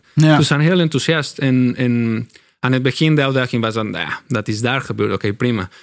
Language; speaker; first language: Dutch; non-native, fluent; Spanish